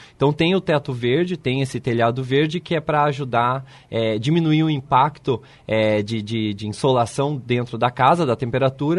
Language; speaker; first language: Portuguese; native; Portuguese